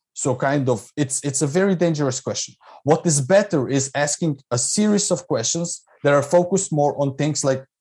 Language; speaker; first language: English; non-native, fluent; Croatian